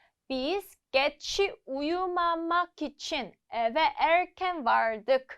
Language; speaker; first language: Turkish; non-native, fluent; Korean